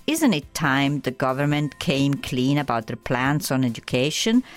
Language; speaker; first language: English; non-native, fluent; Italian